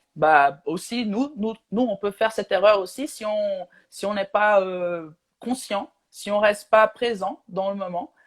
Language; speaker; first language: French; non-native, fluent; Portuguese